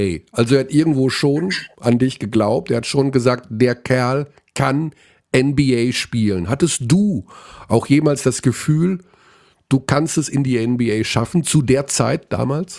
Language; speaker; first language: German; native; German